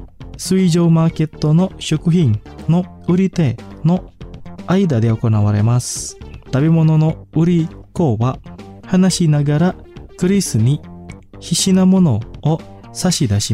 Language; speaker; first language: Japanese; non-native, fluent; Indonesian